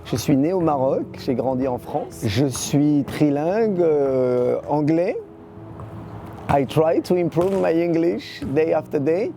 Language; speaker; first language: French; early bilingual, other home language; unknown